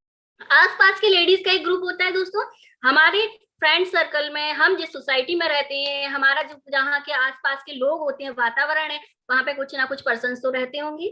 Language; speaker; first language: Hindi; native; Hindi